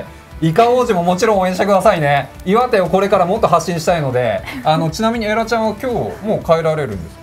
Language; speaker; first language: Japanese; native; Japanese